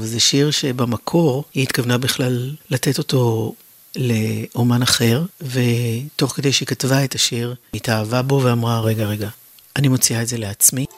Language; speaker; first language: Hebrew; native; Hebrew